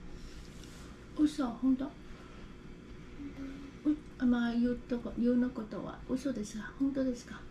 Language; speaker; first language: Japanese; non-native, fluent; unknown